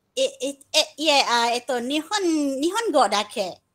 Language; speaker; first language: Japanese; non-native, learner; Malay